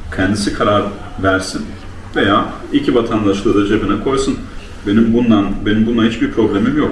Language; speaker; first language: Turkish; early bilingual, heritage; Turkish